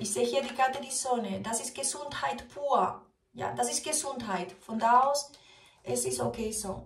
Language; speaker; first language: German; non-native, fluent; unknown